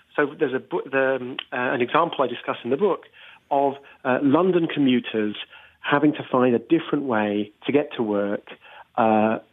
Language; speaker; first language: English; native; English